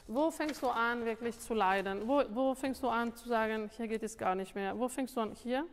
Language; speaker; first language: German; non-native, fluent; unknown